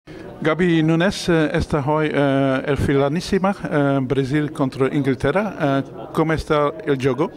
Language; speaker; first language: Spanish; non-native, learner; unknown